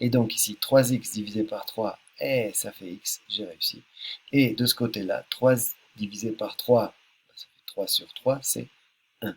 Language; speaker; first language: French; native; French